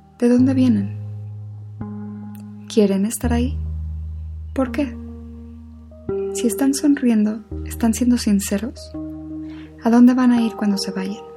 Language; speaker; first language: Spanish; native; Spanish